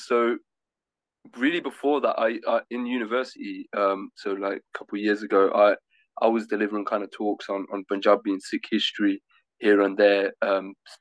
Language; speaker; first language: English; native; English